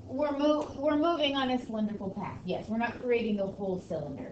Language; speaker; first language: English; native; English